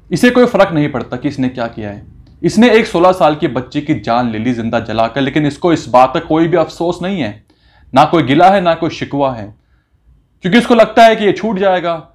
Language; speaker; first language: Hindi; native; Hindi